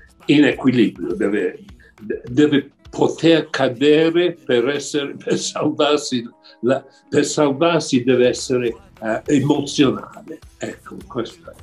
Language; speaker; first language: Italian; non-native, fluent; English